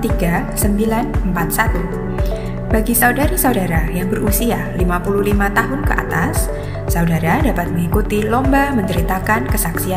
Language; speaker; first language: Indonesian; native; Indonesian